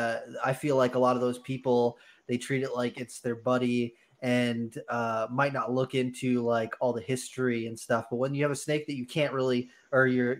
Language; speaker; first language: English; native; English